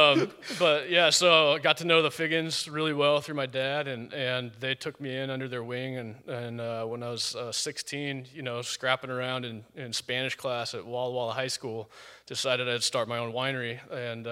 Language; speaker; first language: English; native; English